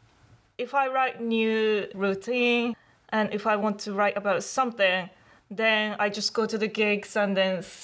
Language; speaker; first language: English; non-native, learner; Japanese